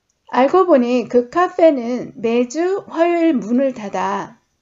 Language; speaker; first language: Korean; native; Korean